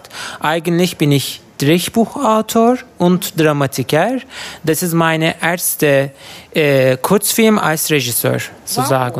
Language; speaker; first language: German; non-native, learner; Turkish